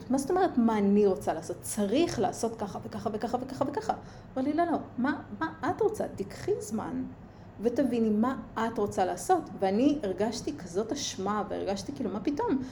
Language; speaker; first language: Hebrew; early bilingual, other home language; Russian